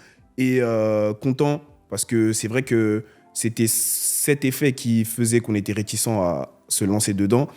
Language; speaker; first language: French; native; French